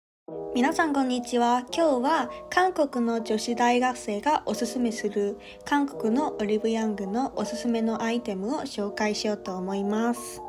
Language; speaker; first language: Japanese; non-native, fluent; Korean